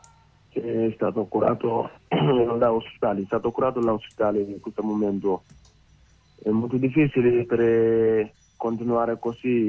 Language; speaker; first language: Italian; non-native, learner; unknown